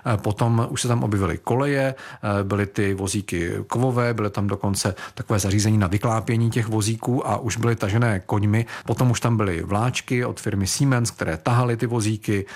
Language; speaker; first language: Czech; native; Czech